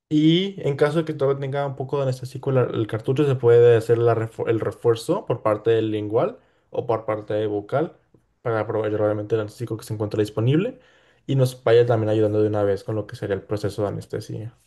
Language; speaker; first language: Spanish; native; Spanish